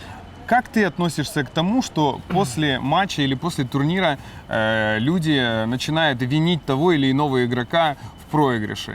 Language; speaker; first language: Russian; native; Russian